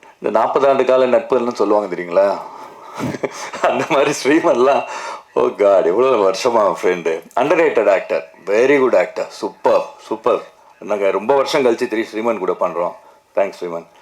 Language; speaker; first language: Tamil; non-native, local second language; Kannada